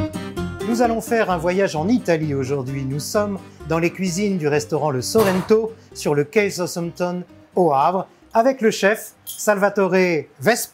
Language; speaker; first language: French; native; French